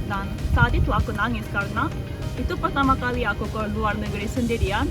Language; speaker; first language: Indonesian; non-native, fluent; Korean